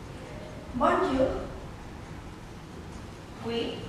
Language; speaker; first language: French; non-native, learner; Spanish